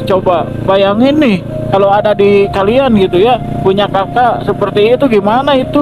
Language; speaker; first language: Indonesian; native; Indonesian